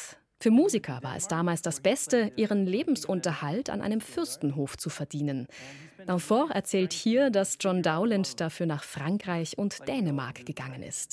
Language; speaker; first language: German; native; German